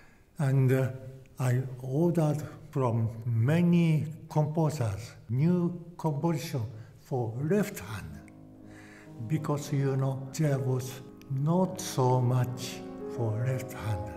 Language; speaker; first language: English; non-native, learner; Japanese